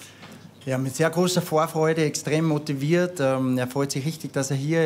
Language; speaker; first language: German; native; German